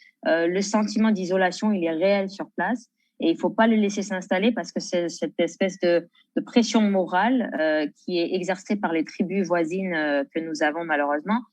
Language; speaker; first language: French; native; French